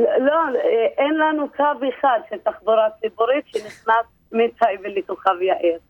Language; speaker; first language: Hebrew; non-native, local second language; Arabic